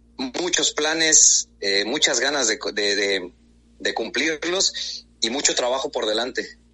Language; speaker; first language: Spanish; native; Spanish